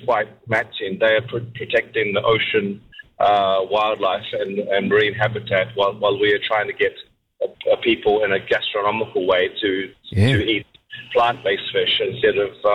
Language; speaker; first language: English; native; English